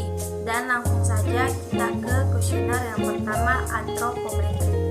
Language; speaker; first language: Indonesian; native; Indonesian